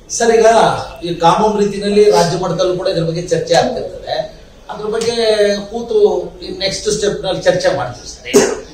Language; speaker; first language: Kannada; native; Kannada